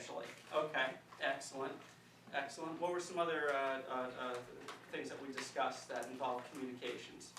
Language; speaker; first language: English; native; English